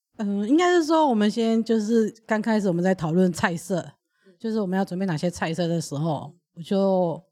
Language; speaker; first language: Chinese; early bilingual, other home language; Burmese